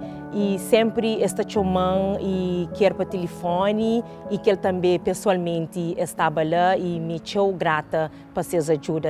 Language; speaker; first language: Portuguese; non-native, local second language; Kabuverdianu